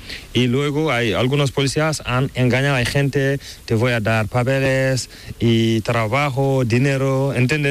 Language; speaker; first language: Spanish; non-native, learner; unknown